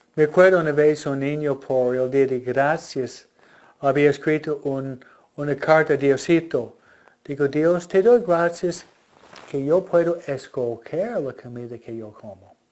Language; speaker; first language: Spanish; non-native, fluent; English